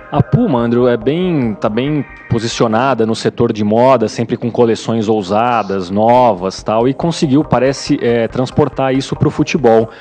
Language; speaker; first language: Portuguese; native; Portuguese